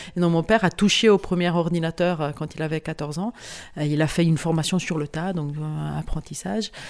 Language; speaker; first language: French; non-native, local second language; Italian